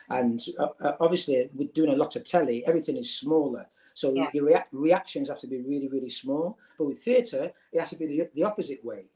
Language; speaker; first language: English; native; English